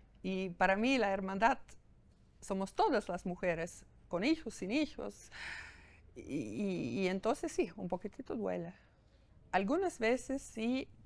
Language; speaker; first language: Spanish; non-native, fluent; German